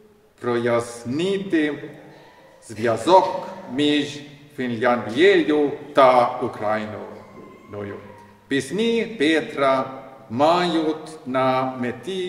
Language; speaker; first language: Ukrainian; non-native, learner; Swedish